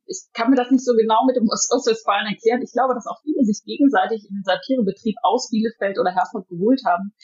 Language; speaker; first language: German; native; German